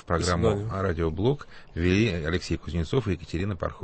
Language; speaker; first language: Russian; native; Russian